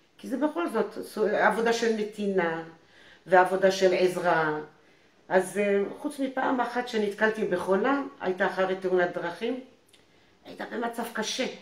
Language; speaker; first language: Hebrew; non-native, fluent; French